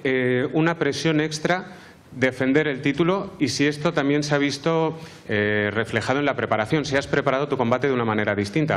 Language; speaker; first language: Spanish; native; Spanish